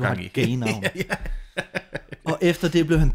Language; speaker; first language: Danish; native; Danish